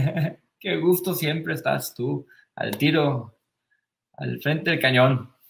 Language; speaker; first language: Spanish; native; Spanish